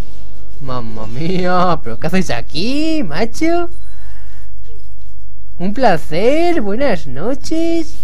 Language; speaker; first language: Spanish; native; Spanish